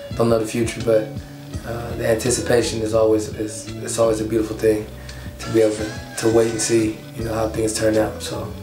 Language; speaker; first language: English; native; English